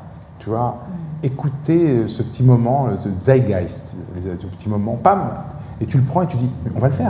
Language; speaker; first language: French; native; French